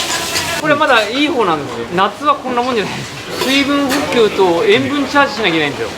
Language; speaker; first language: Japanese; native; Japanese